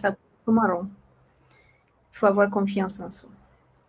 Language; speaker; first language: French; non-native, fluent; Romanian